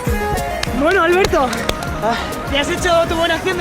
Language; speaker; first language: Spanish; native; Spanish